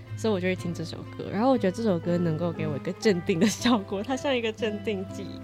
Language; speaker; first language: Chinese; native; Chinese